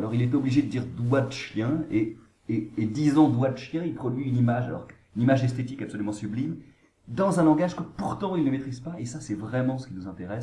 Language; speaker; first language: French; native; French